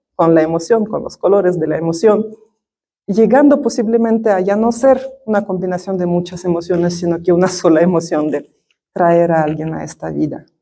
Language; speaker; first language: Spanish; non-native, fluent; Russian